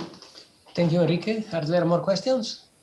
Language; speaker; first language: English; non-native, fluent; Spanish